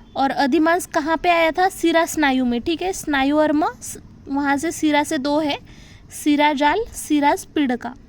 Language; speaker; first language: Hindi; non-native, local second language; Marathi